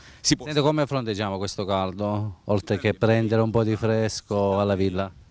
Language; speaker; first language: Italian; native; Italian